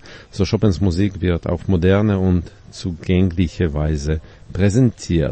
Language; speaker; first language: German; non-native, fluent; Polish